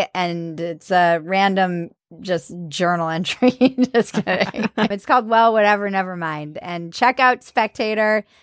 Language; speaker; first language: English; native; English